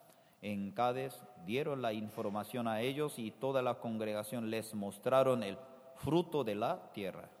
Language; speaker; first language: Spanish; non-native, fluent; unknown